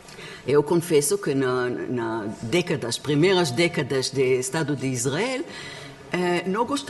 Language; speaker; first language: Portuguese; non-native, learner; Hebrew